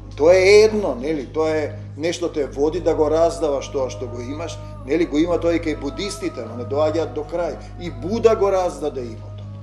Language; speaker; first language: Macedonian; native; Macedonian